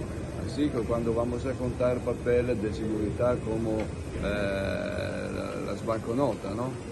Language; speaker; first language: Spanish; non-native, learner; Italian